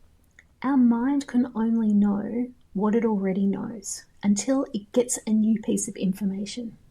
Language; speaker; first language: English; native; English